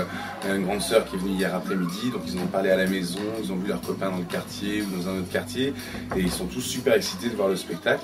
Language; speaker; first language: French; native; French